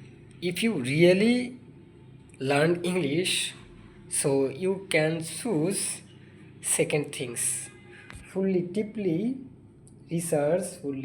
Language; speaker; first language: English; non-native, learner; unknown